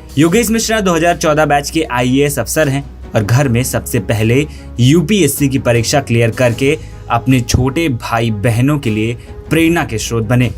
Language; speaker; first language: Hindi; native; Hindi